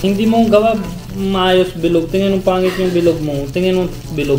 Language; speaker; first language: Filipino; non-native, learner; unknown